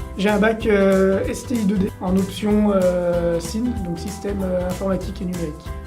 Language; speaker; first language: French; native; French